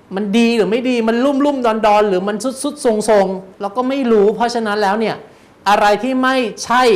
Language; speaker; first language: Thai; native; Thai